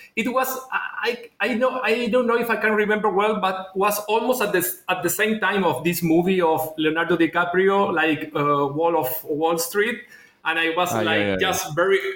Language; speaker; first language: English; non-native, fluent; Spanish